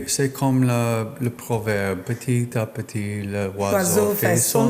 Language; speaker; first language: French; non-native, learner; English